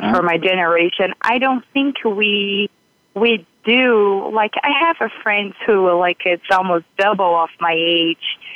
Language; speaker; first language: English; non-native, fluent; Portuguese